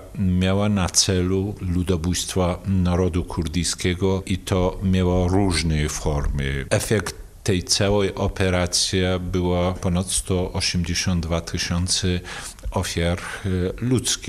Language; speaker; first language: Polish; non-native, fluent; Kurdish